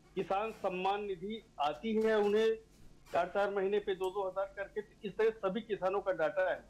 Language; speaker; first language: Hindi; native; Hindi